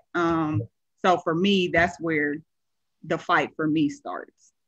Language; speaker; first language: English; native; English